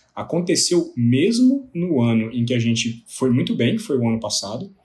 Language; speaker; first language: Portuguese; native; Portuguese